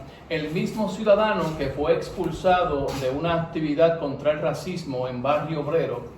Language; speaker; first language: Spanish; native; Spanish